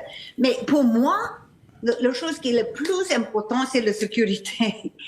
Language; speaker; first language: French; non-native, fluent; English